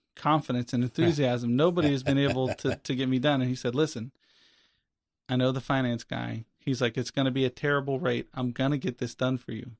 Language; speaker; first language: English; native; English